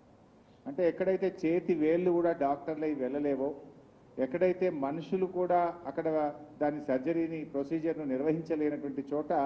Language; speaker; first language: Telugu; native; Telugu